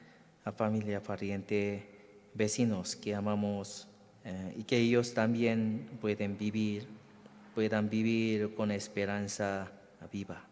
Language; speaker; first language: Spanish; non-native, learner; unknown